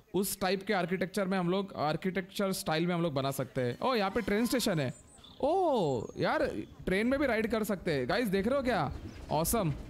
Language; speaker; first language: Hindi; non-native, local second language; Marathi